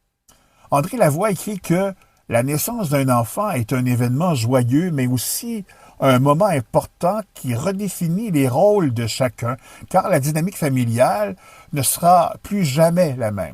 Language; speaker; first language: French; native; French